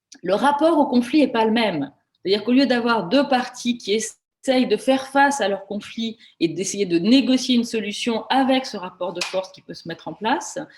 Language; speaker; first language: French; native; French